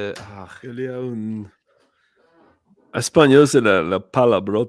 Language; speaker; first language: French; non-native, learner; English